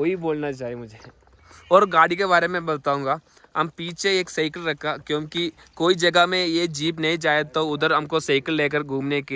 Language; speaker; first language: Hindi; non-native, local second language; Malayalam